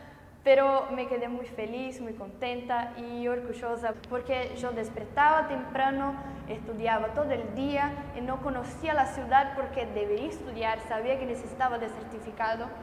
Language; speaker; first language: Spanish; non-native, fluent; Portuguese